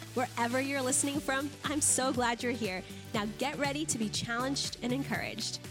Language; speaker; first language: English; early bilingual, other home language; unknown